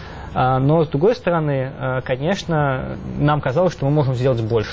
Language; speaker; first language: Russian; native; Russian